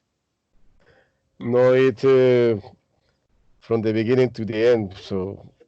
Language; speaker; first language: English; non-native, learner; Spanish